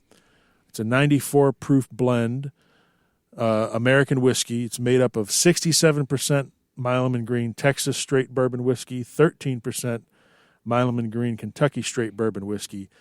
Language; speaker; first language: English; native; English